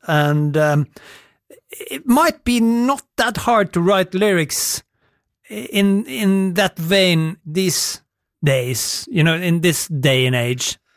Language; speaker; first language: English; non-native, fluent; Norwegian